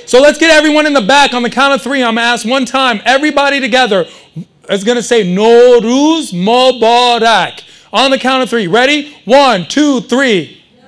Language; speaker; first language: English; early bilingual, other home language; Persian